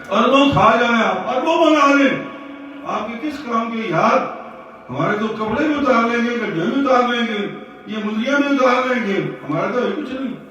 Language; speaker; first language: Urdu; non-native, local second language; Punjabi